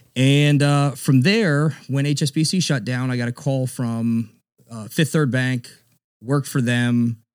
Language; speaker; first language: English; native; English